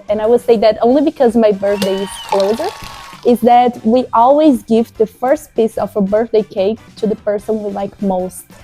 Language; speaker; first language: English; non-native, fluent; Portuguese